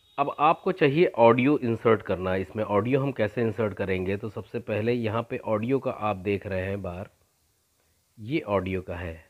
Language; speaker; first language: Hindi; native; Hindi